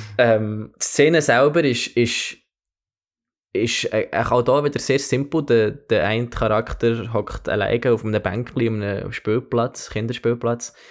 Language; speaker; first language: German; native; German